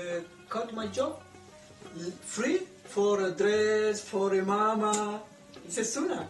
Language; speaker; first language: English; non-native, learner; Spanish